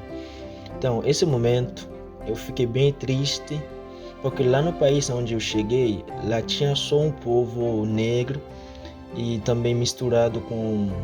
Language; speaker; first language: Portuguese; non-native, fluent; Haitian Creole